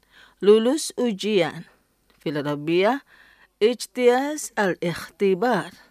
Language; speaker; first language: Arabic; non-native, fluent; Indonesian